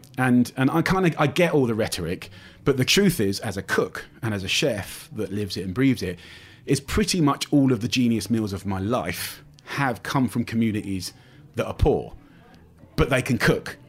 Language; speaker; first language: English; native; English